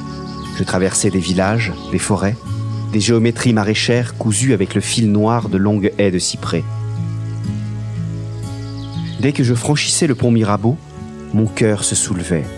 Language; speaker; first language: French; native; French